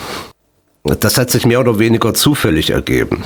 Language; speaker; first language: German; native; German